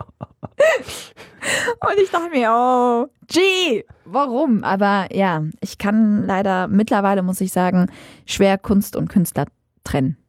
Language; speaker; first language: German; early bilingual, other home language; Arabic